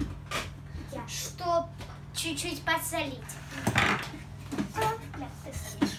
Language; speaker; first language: Russian; early bilingual, heritage; Russian